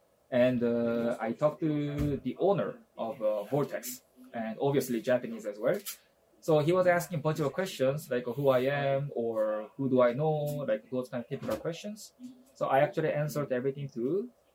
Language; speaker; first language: English; non-native, fluent; Japanese